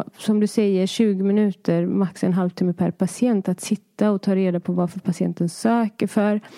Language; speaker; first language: Swedish; early bilingual, other home language; Persian